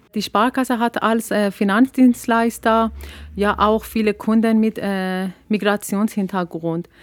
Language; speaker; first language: German; non-native, learner; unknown